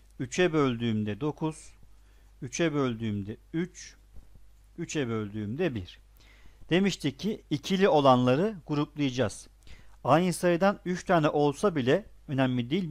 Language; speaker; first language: Turkish; native; Turkish